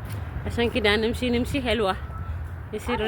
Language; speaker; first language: Arabic; non-native, learner; Amharic